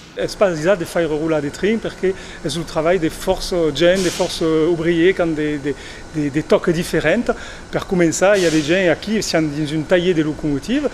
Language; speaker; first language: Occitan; non-native, local second language; French